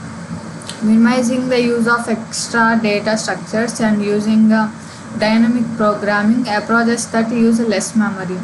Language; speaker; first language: English; non-native, local second language; Telugu